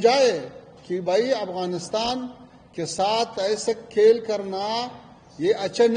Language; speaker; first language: Hindi; non-native, fluent; Pashto